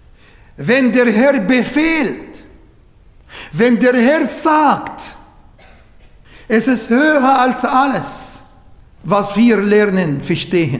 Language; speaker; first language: German; non-native, fluent; Arabic